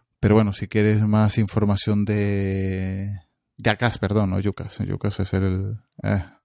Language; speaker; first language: Spanish; native; Spanish